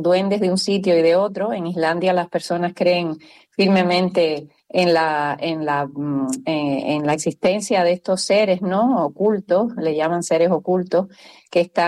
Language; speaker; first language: Spanish; native; Spanish